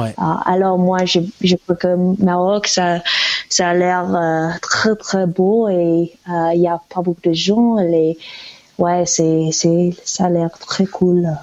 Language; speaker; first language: French; non-native, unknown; English